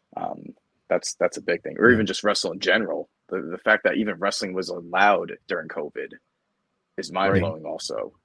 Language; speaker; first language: English; native; English